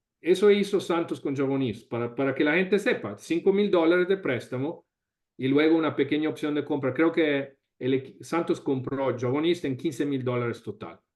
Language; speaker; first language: Spanish; non-native, fluent; Italian